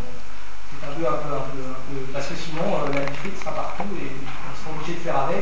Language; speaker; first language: French; native; French